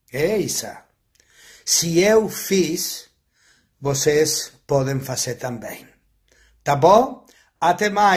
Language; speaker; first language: Portuguese; non-native, fluent; Spanish